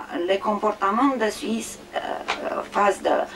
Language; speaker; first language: French; non-native, learner; Romanian